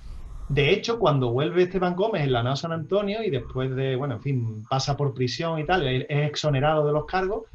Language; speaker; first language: Spanish; native; Spanish